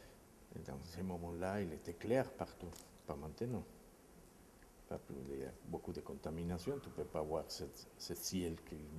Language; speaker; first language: French; non-native, fluent; Spanish